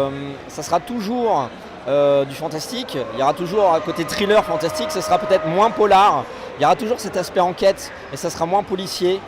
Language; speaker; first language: French; native; French